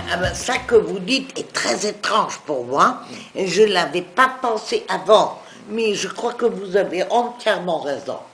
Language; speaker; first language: French; non-native, fluent; German